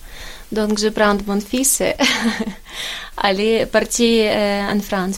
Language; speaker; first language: French; non-native, learner; Ukrainian